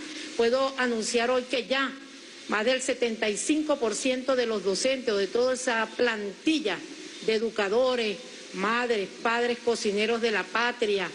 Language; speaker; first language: Spanish; native; Spanish